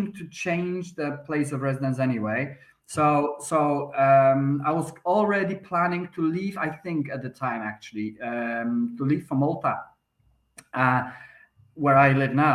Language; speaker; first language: English; non-native, fluent; Polish